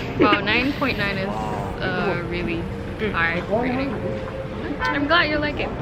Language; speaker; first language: English; non-native, fluent; Indonesian